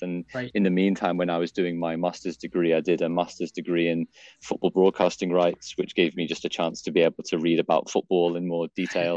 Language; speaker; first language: English; native; English